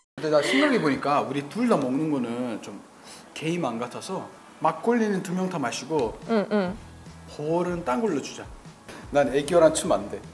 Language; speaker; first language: Korean; non-native, fluent; Azerbaijani